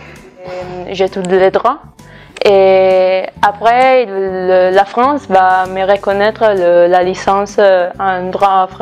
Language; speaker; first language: French; non-native, fluent; Italian